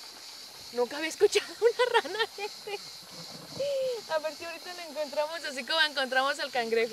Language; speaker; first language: Spanish; native; Spanish